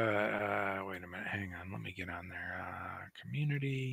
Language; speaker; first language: English; native; English